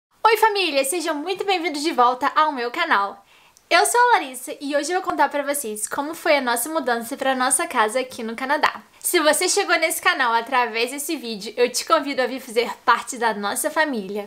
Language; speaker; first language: Portuguese; native; Portuguese